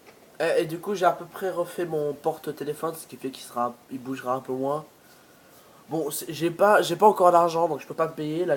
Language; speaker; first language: French; native; French